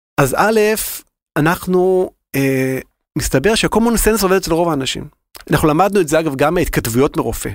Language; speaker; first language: Hebrew; native; Hebrew